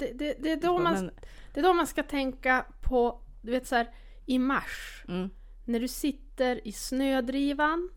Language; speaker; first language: Swedish; native; Swedish